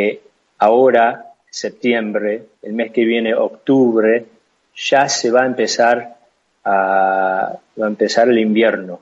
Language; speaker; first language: Spanish; non-native, fluent; English